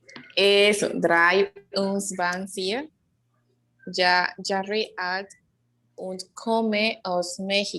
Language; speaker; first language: German; non-native, learner; Spanish